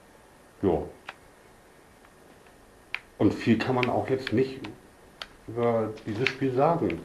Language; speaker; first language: German; native; German